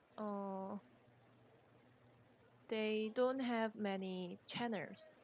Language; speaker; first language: English; non-native, learner; Korean